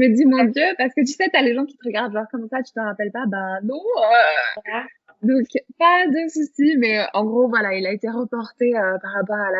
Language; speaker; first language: French; native; French